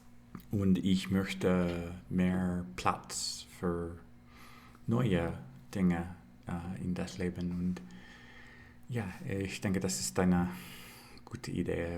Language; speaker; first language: German; non-native, learner; English